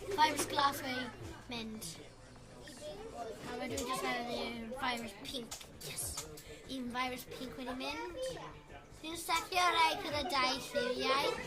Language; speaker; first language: Welsh; non-native, local second language; English